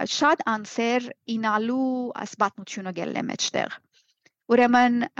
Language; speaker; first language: Armenian; early bilingual, heritage; Armenian